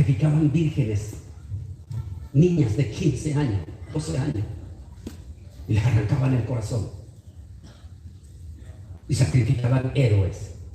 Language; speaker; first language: Spanish; native; Spanish